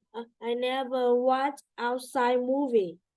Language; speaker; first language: English; non-native, learner; Vietnamese